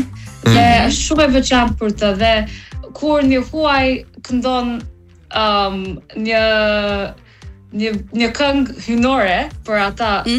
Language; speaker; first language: Albanian; non-native, learner; English